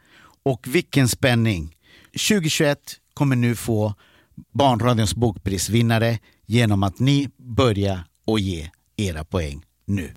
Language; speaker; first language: Swedish; native; Swedish